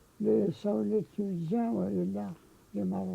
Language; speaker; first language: French; non-native, local second language; Arabic